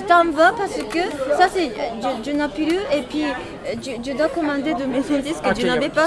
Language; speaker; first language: French; non-native, learner; Japanese